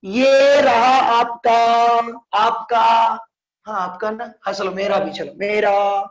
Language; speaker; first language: Hindi; non-native, local second language; Gujarati